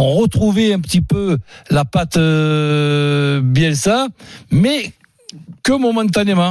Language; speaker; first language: French; native; French